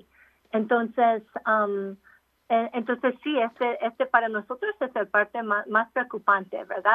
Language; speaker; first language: Spanish; non-native, local second language; English